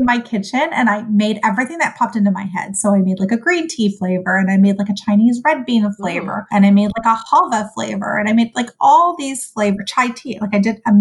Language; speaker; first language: English; early bilingual, other home language; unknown